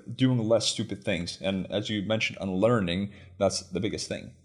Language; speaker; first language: English; non-native, fluent; Lithuanian